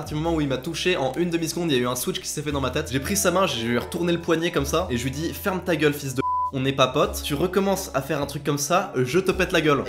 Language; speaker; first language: French; native; French